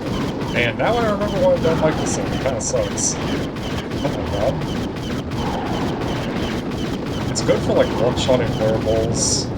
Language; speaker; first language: English; native; English